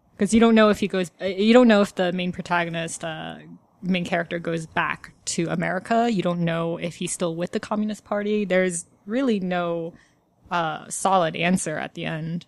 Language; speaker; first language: English; native; English